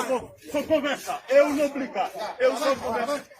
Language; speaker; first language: Portuguese; non-native, learner; Haitian Creole